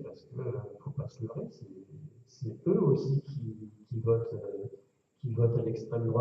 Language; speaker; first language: French; native; French